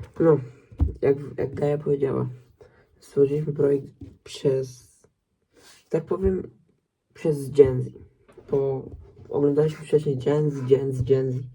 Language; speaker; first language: Polish; early bilingual, heritage; Polish